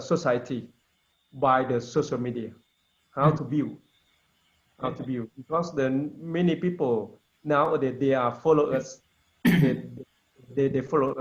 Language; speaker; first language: English; non-native, learner; Lao